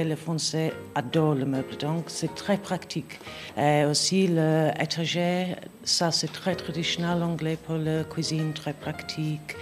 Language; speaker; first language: French; non-native, learner; English